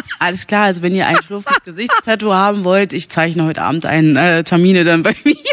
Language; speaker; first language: German; early bilingual, other home language; Italian